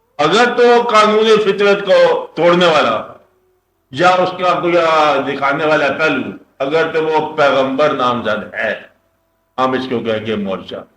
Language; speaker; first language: Urdu; non-native, local second language; Punjabi